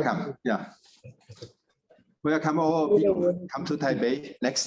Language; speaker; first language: English; non-native, fluent; Chinese